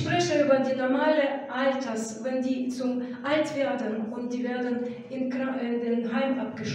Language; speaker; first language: German; non-native, fluent; Russian